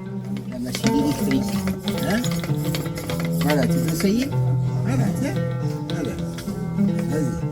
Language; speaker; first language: French; non-native, learner; Arabic